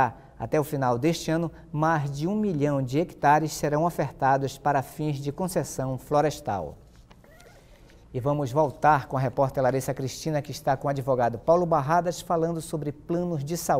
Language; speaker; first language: Portuguese; native; Portuguese